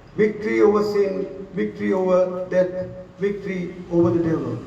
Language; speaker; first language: English; non-native, local second language; Sinhala